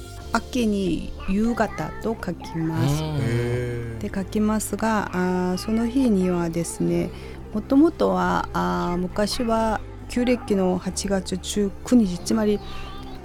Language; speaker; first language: Japanese; non-native, fluent; Korean